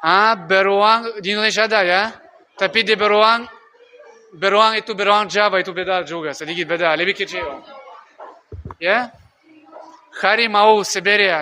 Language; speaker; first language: Indonesian; non-native, learner; Russian